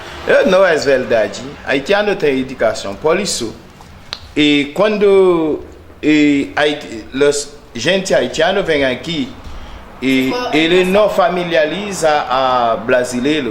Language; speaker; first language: Portuguese; non-native, learner; Haitian Creole